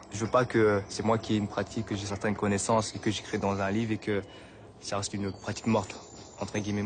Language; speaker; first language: French; native; French